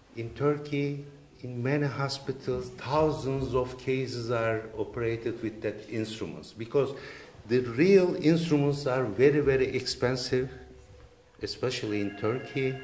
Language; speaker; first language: English; non-native, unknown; Turkish